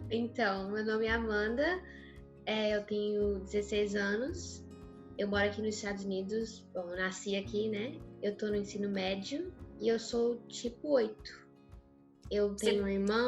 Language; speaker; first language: Portuguese; early bilingual, heritage; Portuguese